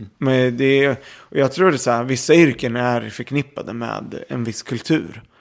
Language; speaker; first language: Swedish; early bilingual, other home language; Arabic